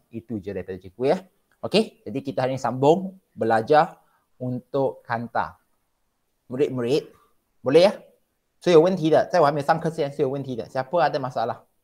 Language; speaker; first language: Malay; non-native, local second language; Chinese